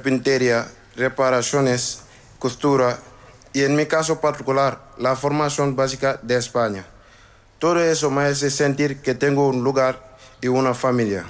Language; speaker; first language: Spanish; non-native, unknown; Wolof